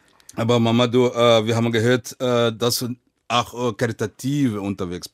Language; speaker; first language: German; non-native, fluent; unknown